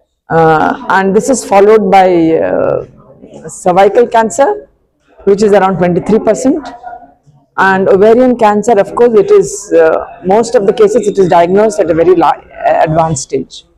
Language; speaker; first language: English; non-native, local second language; Bangla